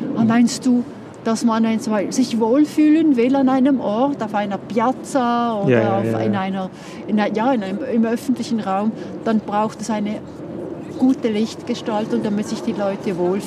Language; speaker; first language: German; native; German